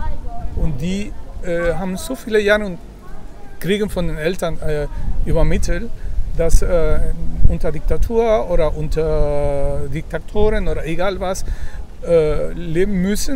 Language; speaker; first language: German; non-native, fluent; Spanish